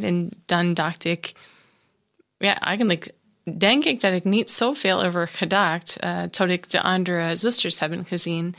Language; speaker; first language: Dutch; non-native, learner; English